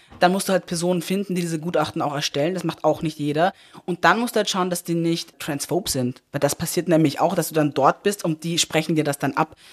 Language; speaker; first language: German; early bilingual, other home language; Persian